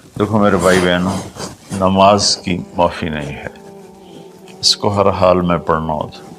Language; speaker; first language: Urdu; non-native, local second language; Punjabi